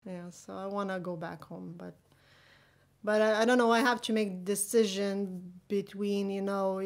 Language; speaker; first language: English; non-native, fluent; Lithuanian